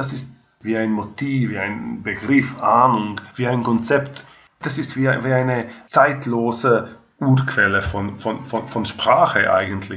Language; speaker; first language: German; non-native, fluent; Croatian